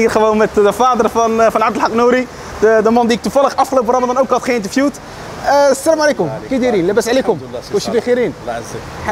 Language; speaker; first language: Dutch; early bilingual, other home language; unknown